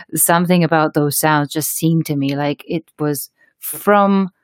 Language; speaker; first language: English; non-native, fluent; Hebrew